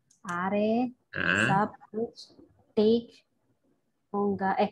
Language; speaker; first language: Hindi; non-native, learner; Indonesian